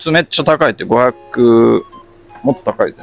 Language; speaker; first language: Japanese; native; Japanese